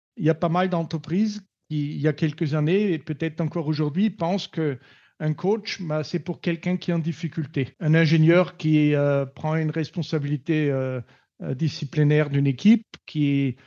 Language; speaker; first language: French; non-native, fluent; German